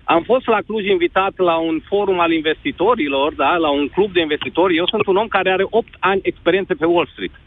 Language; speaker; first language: Romanian; native; Romanian